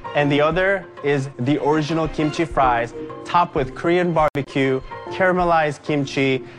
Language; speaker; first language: English; early bilingual, other home language; Korean